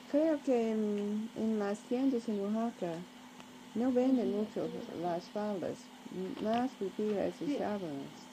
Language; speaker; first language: Spanish; non-native, learner; English